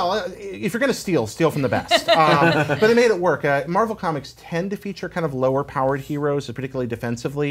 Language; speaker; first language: English; native; English